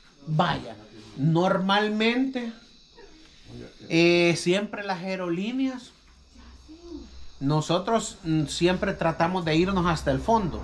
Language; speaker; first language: Spanish; native; Spanish